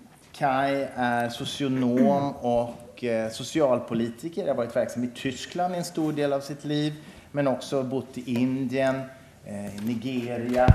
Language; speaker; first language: Swedish; native; Swedish